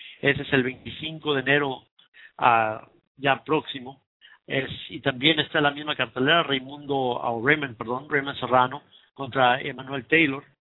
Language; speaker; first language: Spanish; native; Spanish